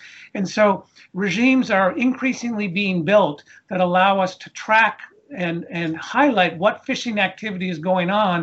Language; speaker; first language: English; native; English